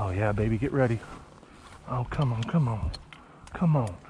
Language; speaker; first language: English; native; English